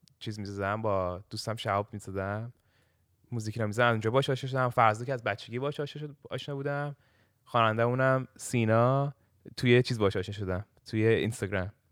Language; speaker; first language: Persian; early bilingual, heritage; Persian